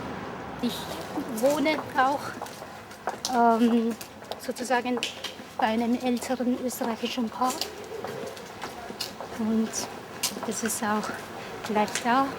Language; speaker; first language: German; non-native, fluent; Japanese